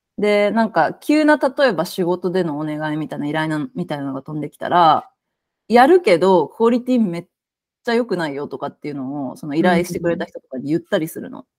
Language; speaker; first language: Japanese; native; Japanese